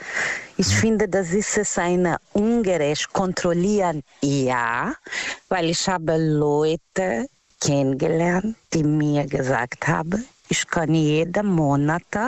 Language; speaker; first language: German; non-native, learner; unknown